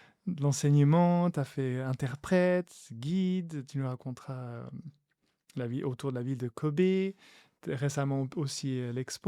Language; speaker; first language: French; native; French